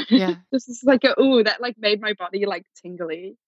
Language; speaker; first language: English; native; English